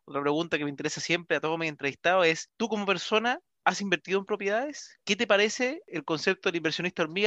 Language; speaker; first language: Spanish; native; Spanish